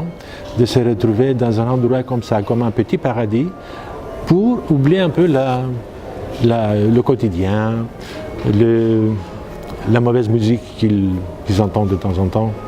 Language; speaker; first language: French; non-native, fluent; Greek